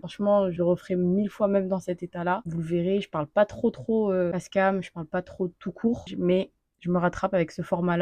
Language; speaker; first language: French; native; French